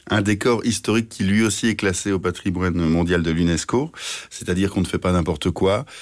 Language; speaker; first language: French; native; French